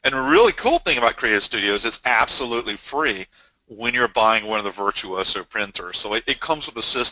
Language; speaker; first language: English; native; English